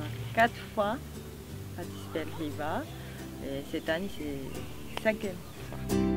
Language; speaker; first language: French; non-native, learner; Japanese